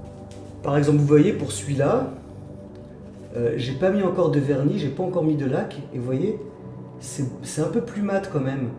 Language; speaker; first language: French; native; French